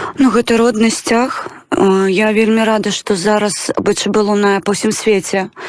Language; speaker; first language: Belarusian; non-native, local second language; Russian